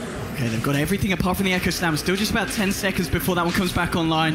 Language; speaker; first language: English; native; English